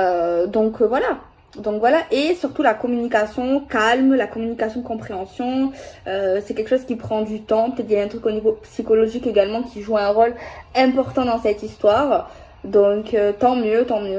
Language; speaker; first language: French; native; French